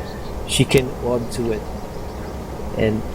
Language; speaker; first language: English; native; English